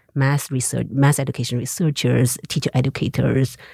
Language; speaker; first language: English; non-native, fluent; Chinese